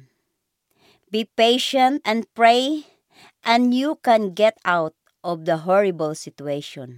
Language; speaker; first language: English; non-native, local second language; Cebuano